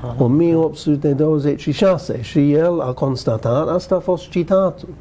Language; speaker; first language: Romanian; non-native, fluent; English